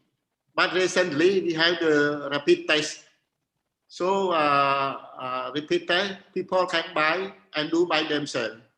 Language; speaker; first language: English; non-native, learner; Khmer